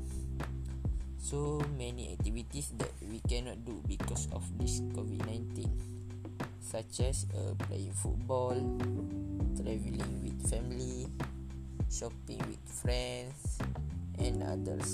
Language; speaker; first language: English; non-native, local second language; Malay